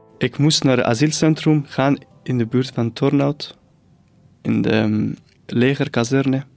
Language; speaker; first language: Dutch; non-native, fluent; Persian